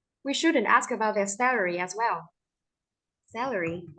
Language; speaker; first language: English; non-native, fluent; Vietnamese